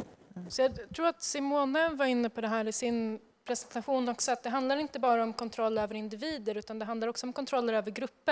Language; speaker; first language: Swedish; native; Swedish